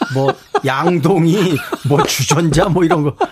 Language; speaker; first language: Korean; native; Korean